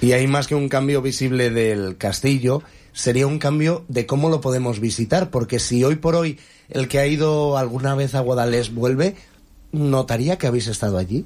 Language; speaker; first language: Spanish; native; Spanish